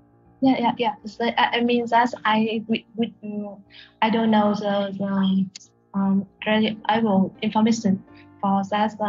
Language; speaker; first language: English; non-native, learner; Vietnamese